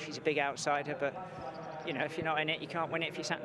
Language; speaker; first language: English; native; English